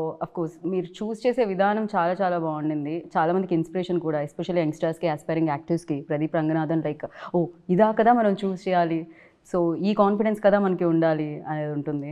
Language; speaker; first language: Telugu; native; Telugu